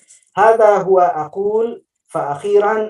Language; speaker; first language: Arabic; non-native, fluent; Indonesian